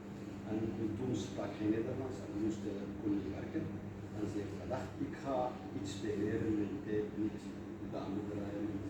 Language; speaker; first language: Dutch; non-native, learner; Kurdish